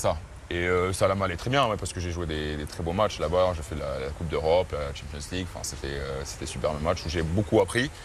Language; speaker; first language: French; native; French